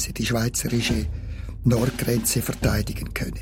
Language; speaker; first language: German; native; German